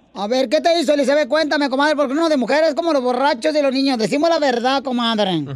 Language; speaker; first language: Spanish; native; Spanish